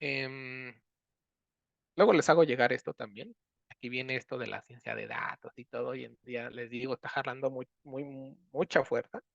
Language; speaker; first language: Spanish; native; Spanish